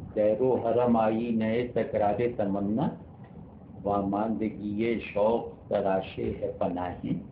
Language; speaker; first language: Urdu; native; Urdu